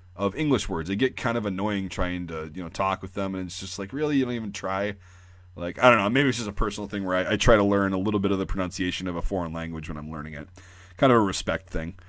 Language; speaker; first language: English; native; English